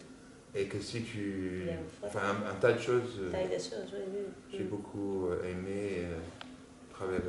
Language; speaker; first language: French; non-native, fluent; English